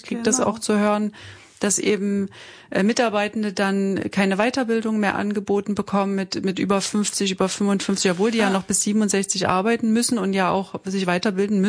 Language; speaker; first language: German; native; German